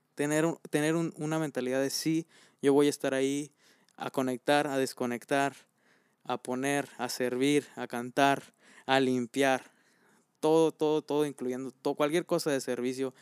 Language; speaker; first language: Spanish; native; Spanish